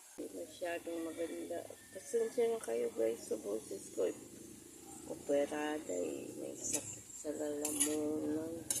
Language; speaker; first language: Filipino; non-native, local second language; Bikol